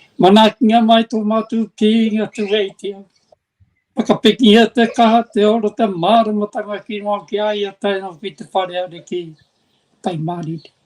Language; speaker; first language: Māori; native; Māori